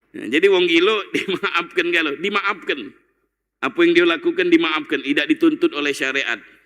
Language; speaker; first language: Malay; native; Malay